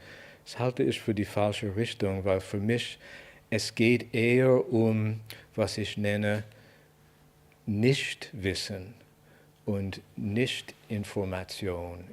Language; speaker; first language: German; non-native, fluent; English